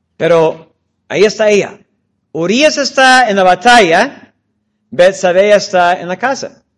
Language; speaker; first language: Spanish; non-native, fluent; English